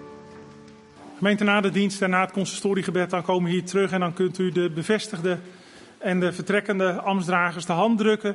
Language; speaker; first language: Dutch; native; Dutch